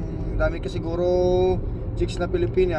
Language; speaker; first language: Filipino; non-native, local second language; Waray